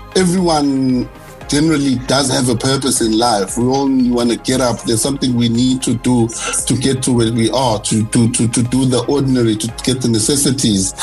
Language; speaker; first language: English; non-native, local second language; Zulu